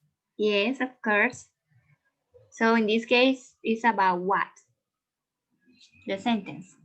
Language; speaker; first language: English; non-native, learner; Spanish